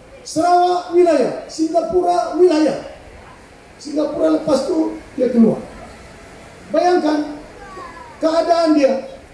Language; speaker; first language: Malay; non-native, local second language; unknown